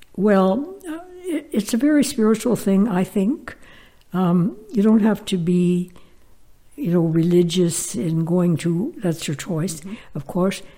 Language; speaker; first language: English; native; English